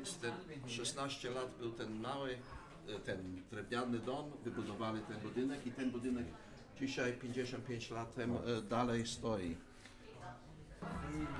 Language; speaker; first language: Polish; early bilingual, heritage; Polish